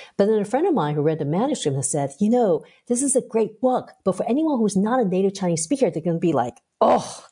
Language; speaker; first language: English; early bilingual, other home language; Chinese